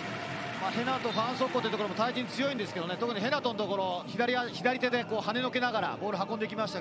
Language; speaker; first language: Japanese; native; Japanese